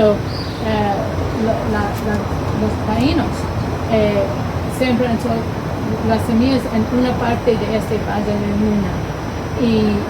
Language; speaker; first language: Spanish; non-native, learner; English